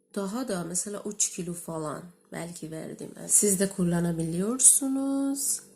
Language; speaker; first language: Turkish; non-native, fluent; Persian